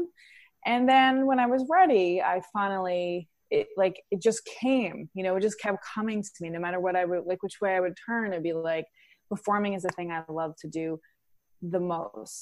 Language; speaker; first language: English; native; English